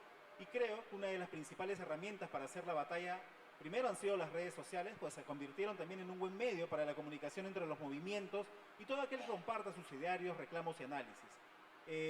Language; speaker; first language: Spanish; native; Spanish